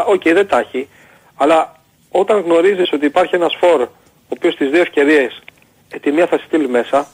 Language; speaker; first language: Greek; native; Greek